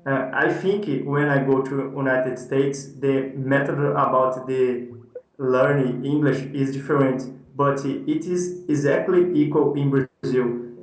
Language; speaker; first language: English; non-native, learner; Portuguese